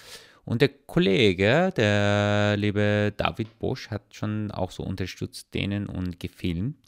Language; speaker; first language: German; non-native, learner; Persian